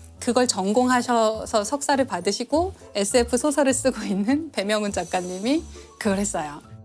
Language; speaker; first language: Korean; native; Korean